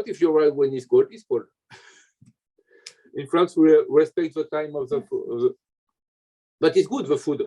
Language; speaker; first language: English; non-native, learner; French